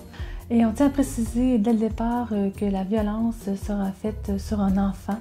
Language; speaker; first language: French; native; French